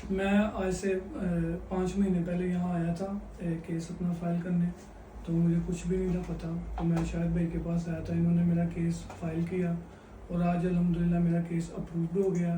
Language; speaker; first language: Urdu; non-native, local second language; Punjabi